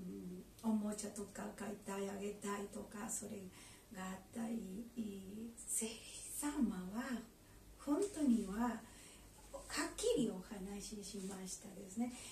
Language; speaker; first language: Japanese; non-native, learner; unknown